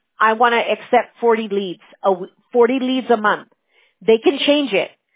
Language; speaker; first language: English; early bilingual, other home language; Spanish